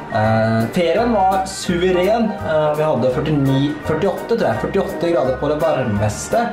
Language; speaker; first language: Norwegian; native; Norwegian